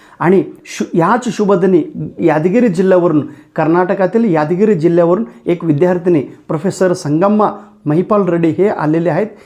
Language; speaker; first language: Marathi; non-native, local second language; Kannada